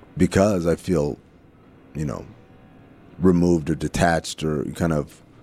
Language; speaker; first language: English; early bilingual, other home language; Arabic